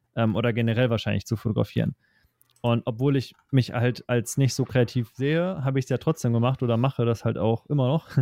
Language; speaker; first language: German; native; German